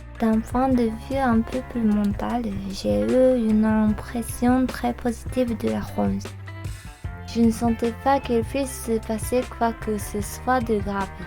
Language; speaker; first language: French; non-native, learner; Japanese